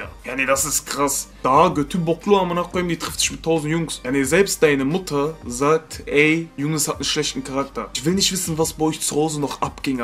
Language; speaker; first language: German; native; German